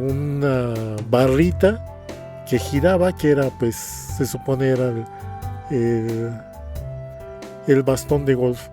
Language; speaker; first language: Spanish; native; Spanish